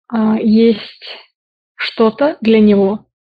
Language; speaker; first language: Russian; native; Russian